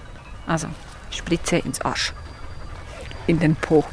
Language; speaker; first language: German; native; German